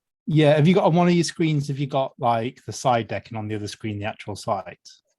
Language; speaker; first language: English; native; English